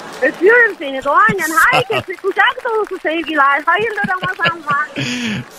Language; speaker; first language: Turkish; native; Turkish